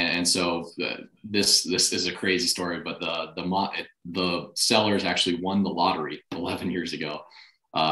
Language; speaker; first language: English; native; English